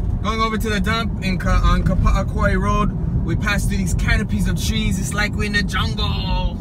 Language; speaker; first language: English; native; English